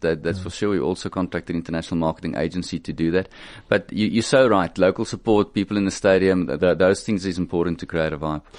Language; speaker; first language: English; non-native, local second language; Afrikaans